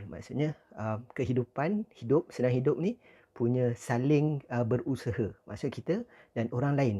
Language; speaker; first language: Malay; native; Malay